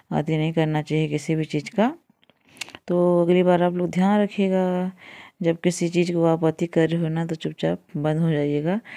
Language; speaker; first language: Hindi; non-native, local second language; Odia